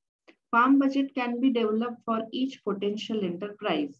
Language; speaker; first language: English; non-native, local second language; Marathi